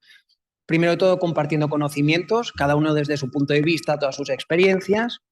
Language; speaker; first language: Spanish; native; Spanish